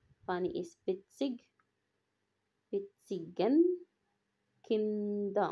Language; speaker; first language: German; non-native, fluent; Filipino